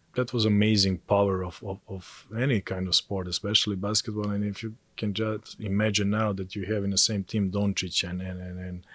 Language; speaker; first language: English; non-native, fluent; Serbian